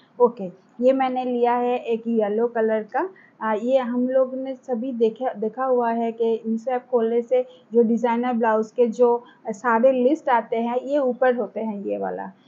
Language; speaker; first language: Hindi; non-native, local second language; Bangla